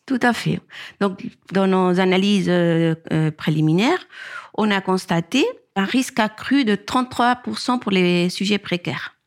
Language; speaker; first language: French; non-native, fluent; Spanish